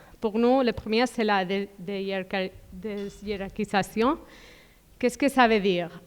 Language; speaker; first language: French; non-native, fluent; Spanish